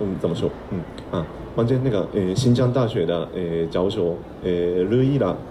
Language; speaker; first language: Chinese; non-native, fluent; Japanese